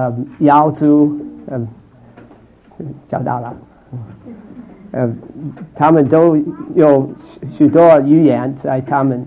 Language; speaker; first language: Chinese; non-native, fluent; English